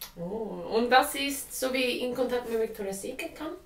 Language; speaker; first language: German; non-native, learner; Swedish